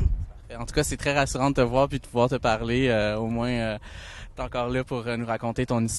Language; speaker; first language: French; native; French